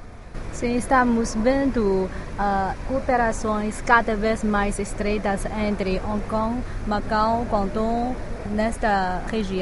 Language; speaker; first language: Portuguese; non-native, fluent; Chinese